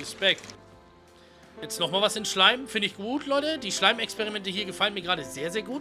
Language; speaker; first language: German; native; German